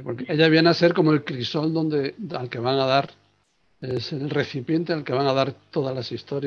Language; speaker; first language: Spanish; native; Spanish